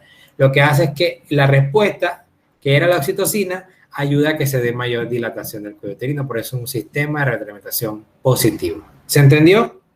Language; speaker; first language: Spanish; native; Spanish